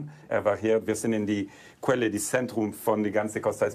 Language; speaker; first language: German; non-native, fluent; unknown